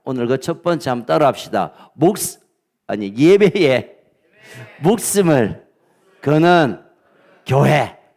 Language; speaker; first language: Korean; native; Korean